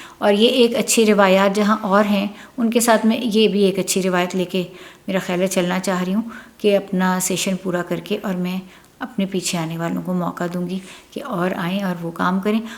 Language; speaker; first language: Urdu; native; Urdu